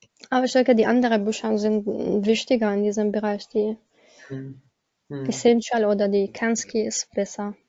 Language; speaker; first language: German; non-native, learner; Arabic